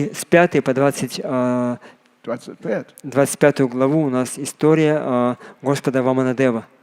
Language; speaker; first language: Russian; native; Russian